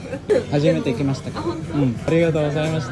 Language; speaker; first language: Japanese; non-native, learner; Filipino